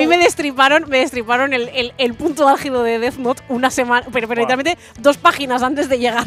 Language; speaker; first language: Spanish; native; Spanish